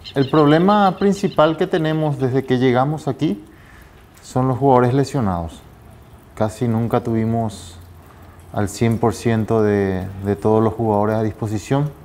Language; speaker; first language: Spanish; native; Spanish